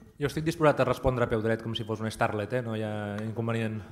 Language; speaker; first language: Catalan; native; Catalan